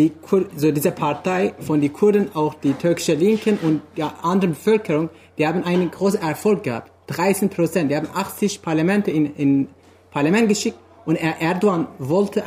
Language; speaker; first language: German; non-native, fluent; Kurdish